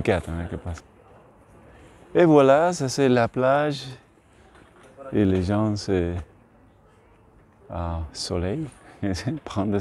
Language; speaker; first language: French; non-native, learner; Spanish